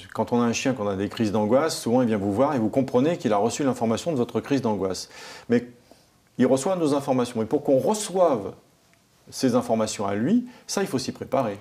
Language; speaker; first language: French; native; French